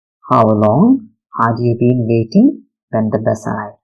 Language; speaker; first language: English; non-native, local second language; Malayalam